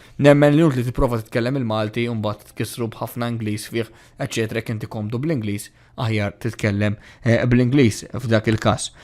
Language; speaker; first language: Maltese; native; Maltese